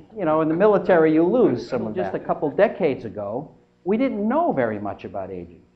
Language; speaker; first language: English; native; English